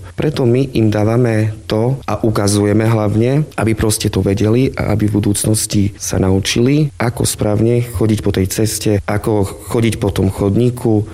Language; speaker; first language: Slovak; non-native, local second language; Romany